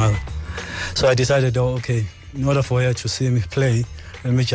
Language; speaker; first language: English; non-native, local second language; Zulu